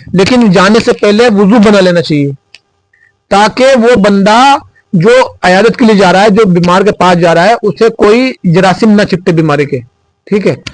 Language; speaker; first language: Urdu; native; Urdu